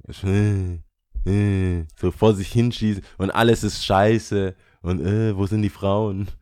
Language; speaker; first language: German; early bilingual, other home language; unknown